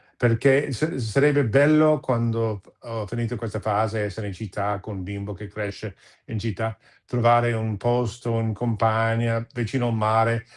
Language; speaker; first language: Italian; non-native, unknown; English